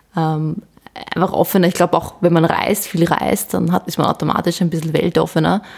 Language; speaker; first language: German; early bilingual, other home language; Bosnian